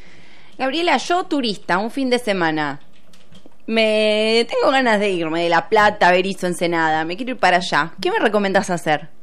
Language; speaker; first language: Spanish; native; Spanish